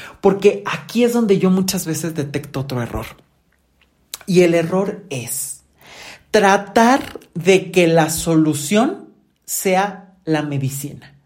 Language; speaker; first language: Spanish; native; Spanish